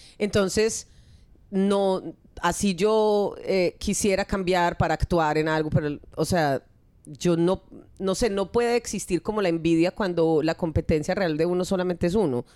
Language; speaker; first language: Spanish; early bilingual, heritage; Spanish